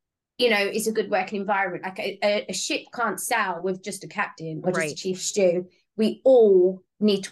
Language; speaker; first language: English; native; English